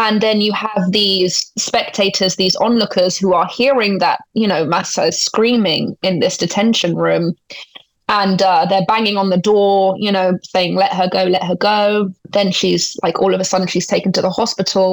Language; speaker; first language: English; native; English